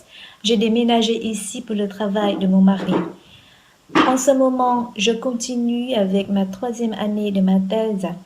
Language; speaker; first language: French; non-native, fluent; Vietnamese